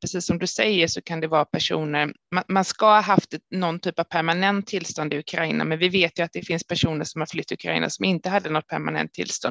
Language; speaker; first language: Swedish; native; Swedish